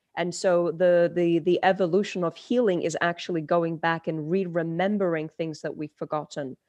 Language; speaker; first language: English; early bilingual, other home language; Turkish